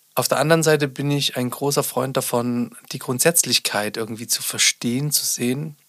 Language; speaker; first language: German; native; German